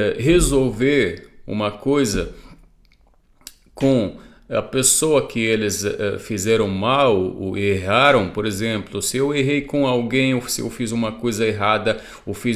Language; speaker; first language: Portuguese; non-native, fluent; Arabic